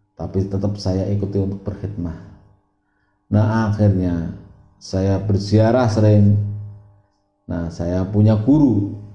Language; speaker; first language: Indonesian; non-native, local second language; Javanese